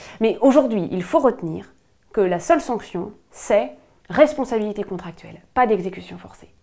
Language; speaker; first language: French; native; French